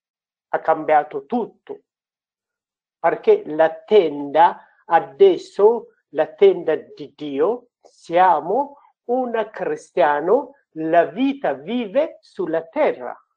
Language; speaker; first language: Italian; non-native, learner; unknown